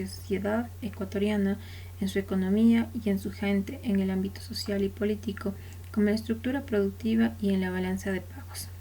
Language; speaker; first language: Spanish; native; Spanish